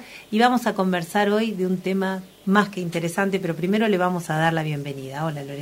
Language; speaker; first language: Spanish; native; Spanish